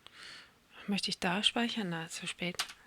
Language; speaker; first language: German; native; German